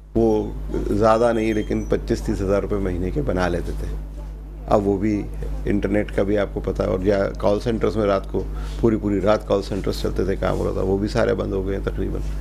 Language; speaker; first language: Urdu; native; Urdu